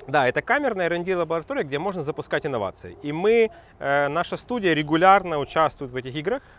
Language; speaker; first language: Russian; native; Russian